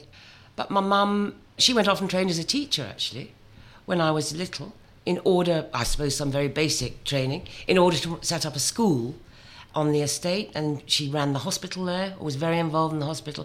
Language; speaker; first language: English; native; English